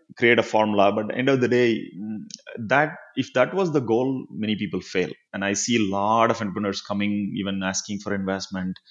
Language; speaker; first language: English; non-native, local second language; Tamil